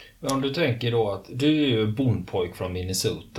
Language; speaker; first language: Swedish; early bilingual, heritage; English